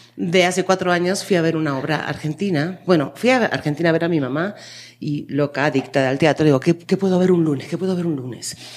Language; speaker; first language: Spanish; native; Spanish